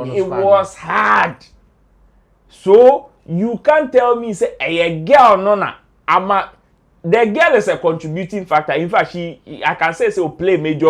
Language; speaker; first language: English; non-native, local second language; Akan